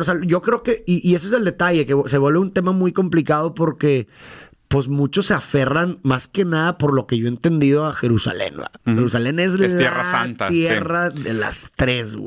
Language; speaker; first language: Spanish; native; Spanish